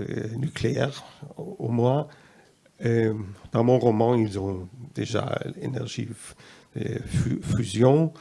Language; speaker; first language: French; non-native, fluent; German